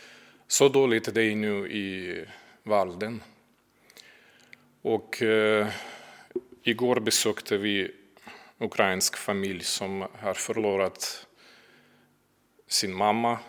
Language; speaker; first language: Swedish; non-native, fluent; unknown